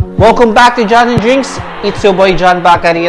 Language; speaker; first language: English; non-native, local second language; Filipino